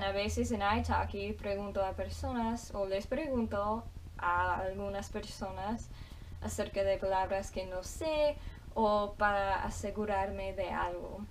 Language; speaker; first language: Spanish; non-native, fluent; English